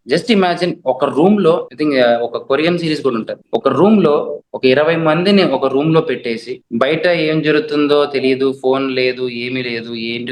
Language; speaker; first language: Telugu; native; Telugu